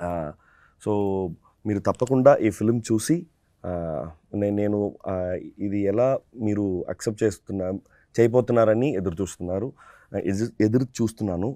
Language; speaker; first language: Telugu; non-native, local second language; Tamil